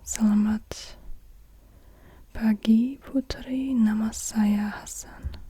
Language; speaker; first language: Indonesian; non-native, learner; German